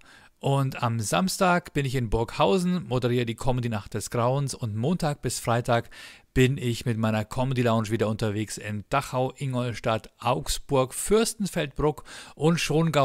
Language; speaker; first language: German; native; German